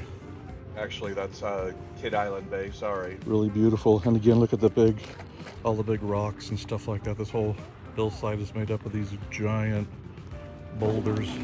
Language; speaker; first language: English; native; English